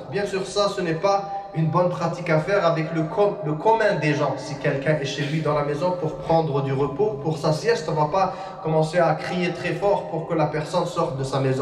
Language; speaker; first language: French; non-native, local second language; Arabic